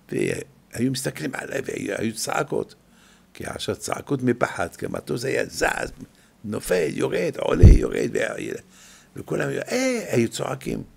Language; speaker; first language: Hebrew; non-native, fluent; French